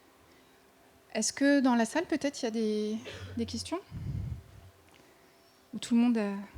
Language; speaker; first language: French; native; French